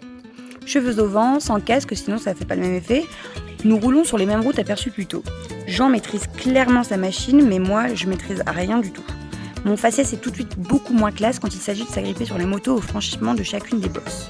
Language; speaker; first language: French; native; French